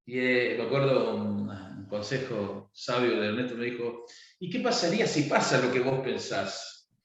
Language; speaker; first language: Spanish; native; Spanish